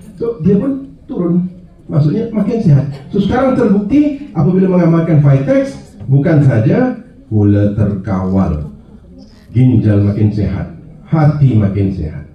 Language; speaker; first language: Malay; native; Malay